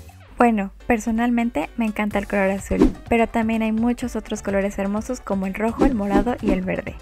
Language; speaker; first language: Spanish; native; Spanish